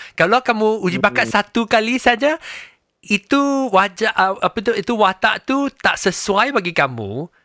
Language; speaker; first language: Malay; non-native, local second language; Min Nan Chinese